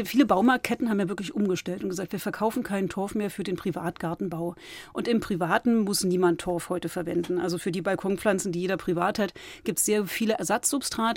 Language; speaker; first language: German; native; German